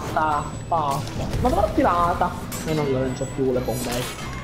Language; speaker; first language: Italian; native; Italian